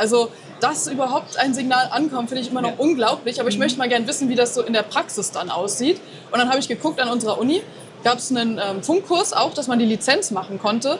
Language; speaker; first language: German; native; German